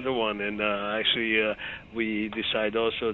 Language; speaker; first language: English; non-native, fluent; Serbian